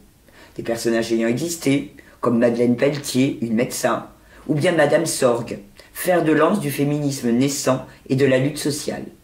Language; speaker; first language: French; native; French